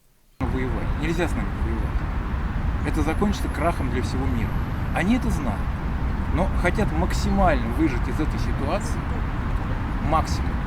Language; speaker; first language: Russian; native; Russian